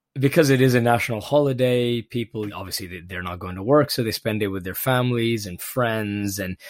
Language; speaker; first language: English; non-native, local second language; Urdu